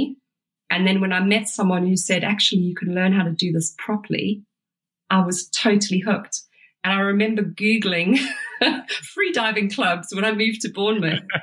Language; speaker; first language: English; native; English